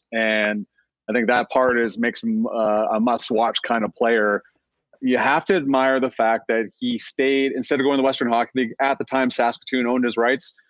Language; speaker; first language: English; native; English